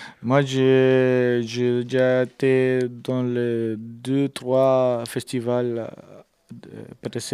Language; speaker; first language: French; non-native, fluent; Spanish